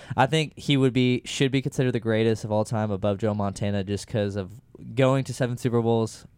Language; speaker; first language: English; native; English